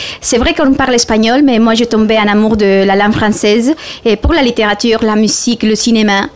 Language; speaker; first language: French; non-native, fluent; Spanish